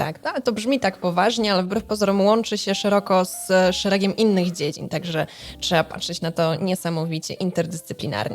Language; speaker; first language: Polish; native; Polish